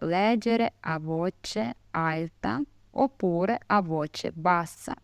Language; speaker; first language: Italian; non-native, fluent; Ukrainian